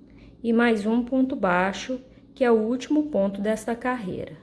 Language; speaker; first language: Portuguese; native; Portuguese